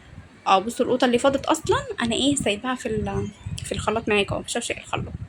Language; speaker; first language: Arabic; native; Arabic